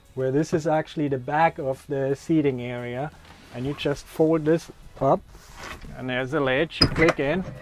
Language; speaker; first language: English; non-native, fluent; German